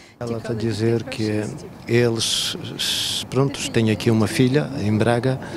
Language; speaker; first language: Portuguese; non-native, fluent; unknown